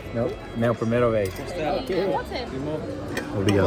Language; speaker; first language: Portuguese; non-native, learner; English